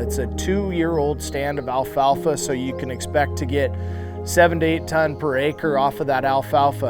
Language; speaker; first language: English; native; English